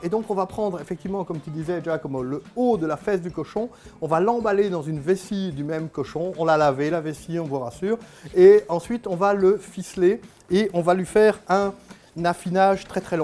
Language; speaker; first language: French; native; French